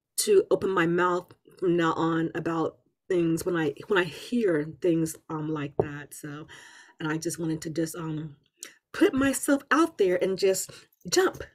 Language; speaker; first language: English; native; English